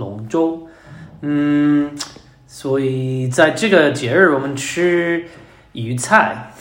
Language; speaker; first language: Chinese; non-native, learner; English